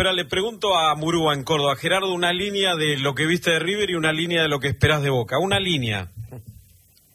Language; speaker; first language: Spanish; native; Spanish